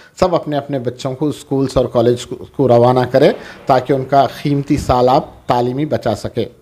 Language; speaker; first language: Urdu; native; Urdu